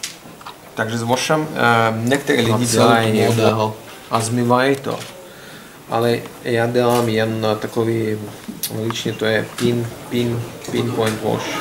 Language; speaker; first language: Czech; non-native, learner; Russian